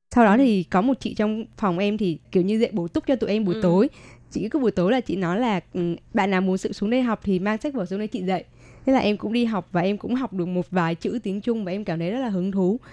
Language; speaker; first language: Vietnamese; native; Vietnamese